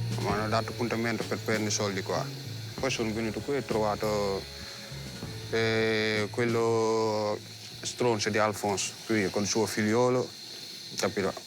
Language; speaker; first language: Italian; non-native, learner; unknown